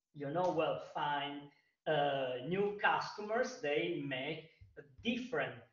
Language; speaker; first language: English; non-native, fluent; Italian